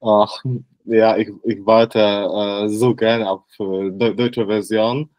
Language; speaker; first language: German; non-native, learner; Polish